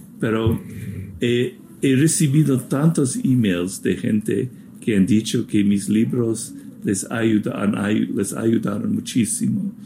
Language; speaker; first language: Spanish; non-native, fluent; English